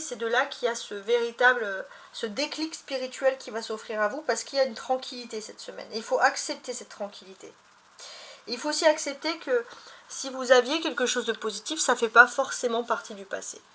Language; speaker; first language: French; native; French